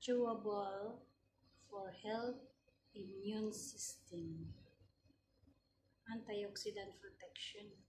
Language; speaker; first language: English; non-native, learner; Filipino